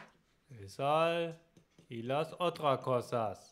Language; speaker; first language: Spanish; non-native, learner; German